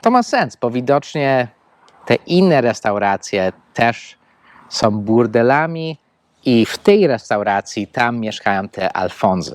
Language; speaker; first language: Polish; non-native, fluent; English